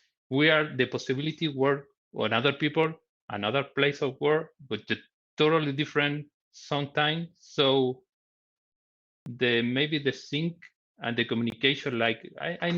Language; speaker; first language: English; non-native, learner; Spanish